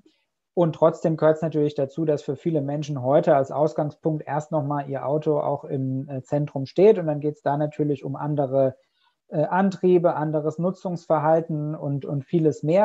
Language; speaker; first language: German; native; German